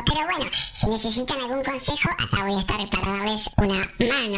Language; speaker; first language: Spanish; native; Spanish